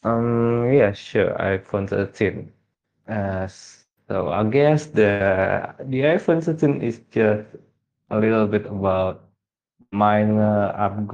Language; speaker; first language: English; non-native, fluent; Indonesian